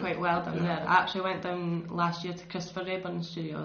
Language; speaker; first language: English; native; English